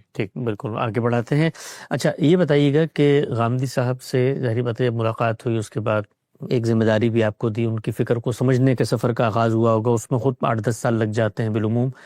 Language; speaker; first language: Urdu; native; Urdu